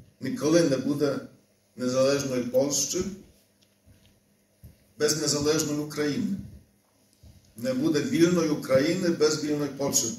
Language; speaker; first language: Ukrainian; non-native, fluent; Polish